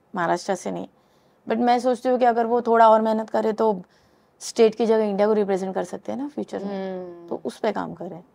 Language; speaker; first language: Hindi; native; Hindi